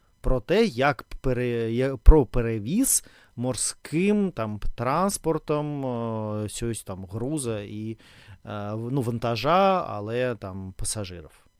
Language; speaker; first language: Ukrainian; non-native, local second language; Russian